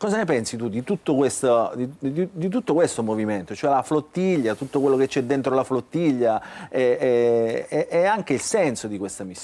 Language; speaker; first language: Italian; native; Italian